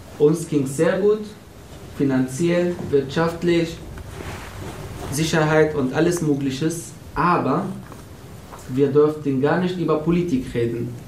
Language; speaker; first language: German; non-native, fluent; Arabic